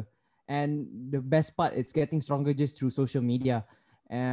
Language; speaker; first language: English; non-native, local second language; Malay